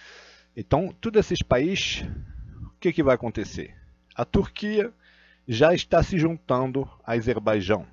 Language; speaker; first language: Portuguese; non-native, fluent; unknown